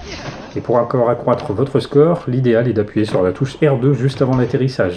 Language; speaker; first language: French; native; French